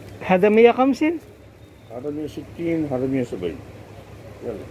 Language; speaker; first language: Arabic; non-native, learner; Filipino